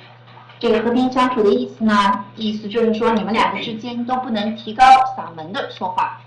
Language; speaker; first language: Chinese; native; Chinese